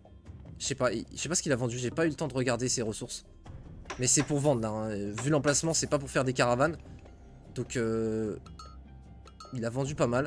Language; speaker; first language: French; native; French